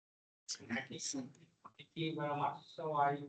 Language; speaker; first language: English; non-native, learner; Vietnamese